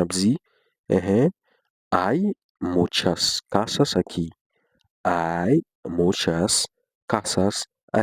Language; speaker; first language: Spanish; non-native, learner; Haitian Creole